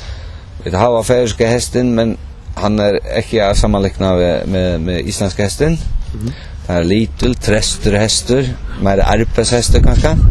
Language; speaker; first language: Icelandic; non-native, learner; Faroese